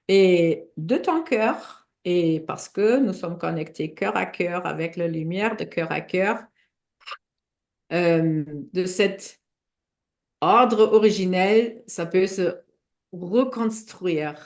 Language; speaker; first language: French; non-native, fluent; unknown